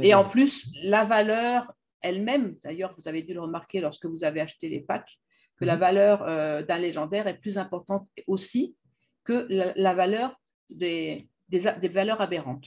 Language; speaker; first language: French; native; French